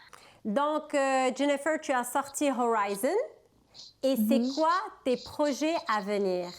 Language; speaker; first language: French; non-native, local second language; Arabic